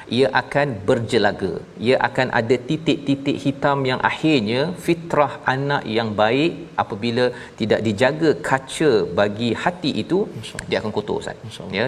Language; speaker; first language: Malay; native; Malay